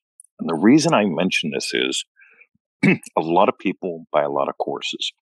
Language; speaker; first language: English; native; English